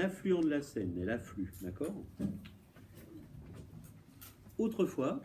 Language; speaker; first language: French; native; French